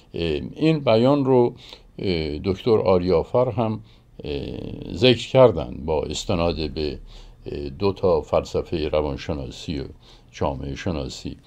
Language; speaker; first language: Persian; native; Persian